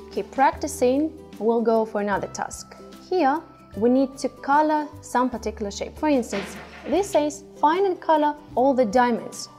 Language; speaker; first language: English; non-native, fluent; Russian